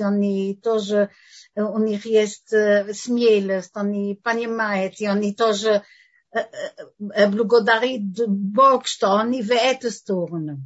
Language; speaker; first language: Russian; non-native, fluent; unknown